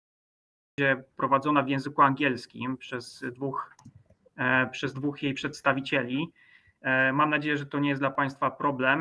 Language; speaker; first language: Polish; native; Polish